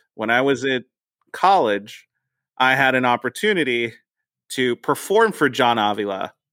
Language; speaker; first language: English; native; English